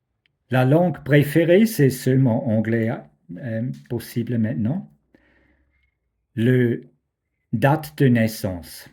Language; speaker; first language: French; non-native, fluent; German